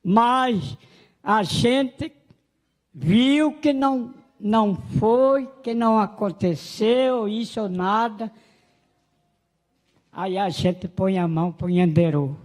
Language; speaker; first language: Portuguese; non-native, local second language; Guarani